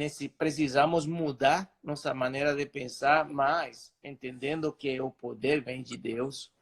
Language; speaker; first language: Portuguese; non-native, fluent; Spanish